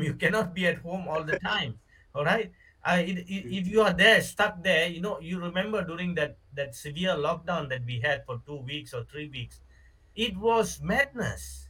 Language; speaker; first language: English; non-native, local second language; Tamil